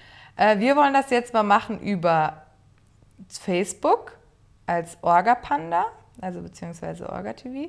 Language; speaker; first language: German; native; German